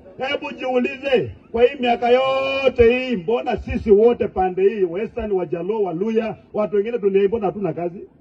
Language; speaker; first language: Swahili; non-native, local second language; Luyia